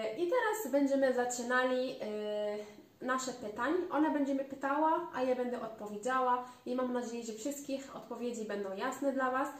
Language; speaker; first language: Polish; non-native, learner; Arabic